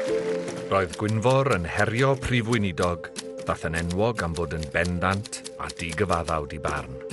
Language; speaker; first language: Welsh; native; Welsh